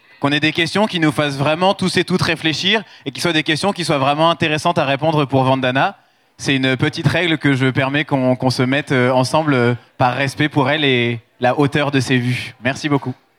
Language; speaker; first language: French; native; French